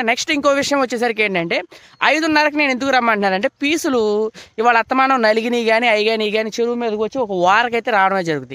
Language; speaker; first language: Telugu; native; Telugu